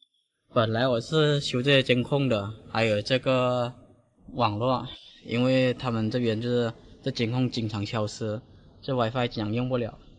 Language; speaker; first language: Chinese; native; Chinese